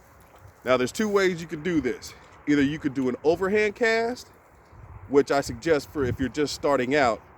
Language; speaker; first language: English; native; English